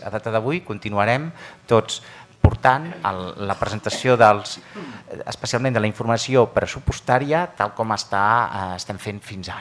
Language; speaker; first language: Catalan; native; Catalan